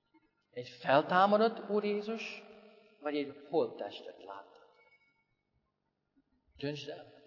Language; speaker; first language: Hungarian; non-native, fluent; English